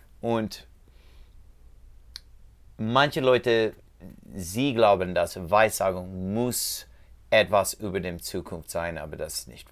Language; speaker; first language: German; non-native, learner; English